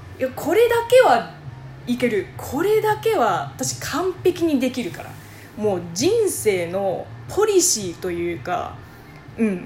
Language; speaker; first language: Japanese; non-native, fluent; Chinese